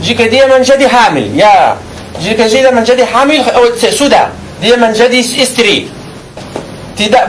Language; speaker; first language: Indonesian; non-native, learner; Arabic